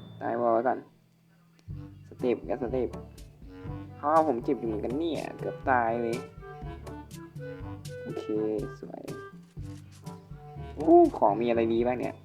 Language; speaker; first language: Thai; native; Thai